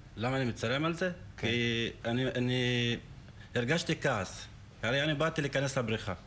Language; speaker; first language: Hebrew; non-native, local second language; Arabic